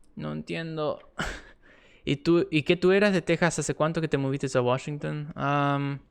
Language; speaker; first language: Spanish; early bilingual, heritage; Spanish